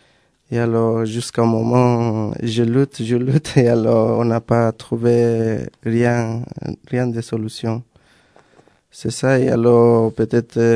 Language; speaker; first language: French; non-native, learner; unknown